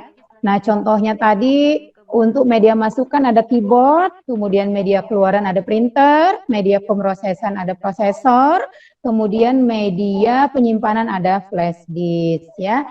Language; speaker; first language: Indonesian; native; Indonesian